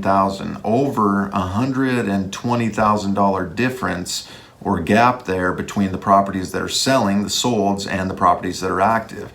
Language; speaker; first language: English; native; English